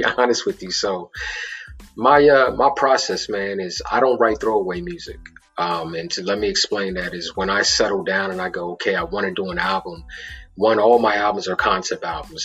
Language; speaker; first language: English; native; English